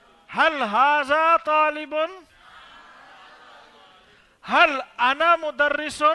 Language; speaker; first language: Arabic; non-native, fluent; Urdu